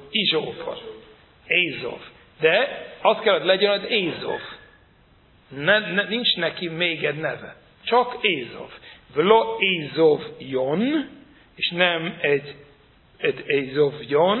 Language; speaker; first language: Hungarian; non-native, fluent; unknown